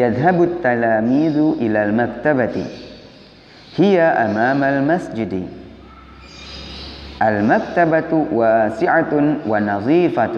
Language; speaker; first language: Arabic; non-native, fluent; Indonesian